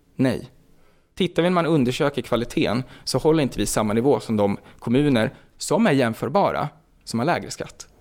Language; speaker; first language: Swedish; native; Swedish